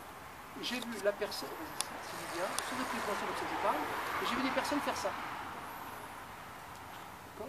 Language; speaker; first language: French; native; French